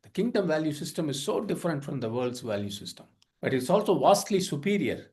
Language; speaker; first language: English; non-native, local second language; Tamil